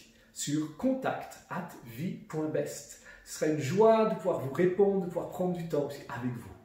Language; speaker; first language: French; native; French